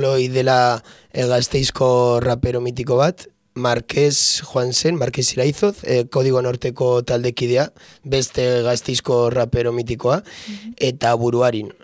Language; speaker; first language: Basque; non-native, local second language; Spanish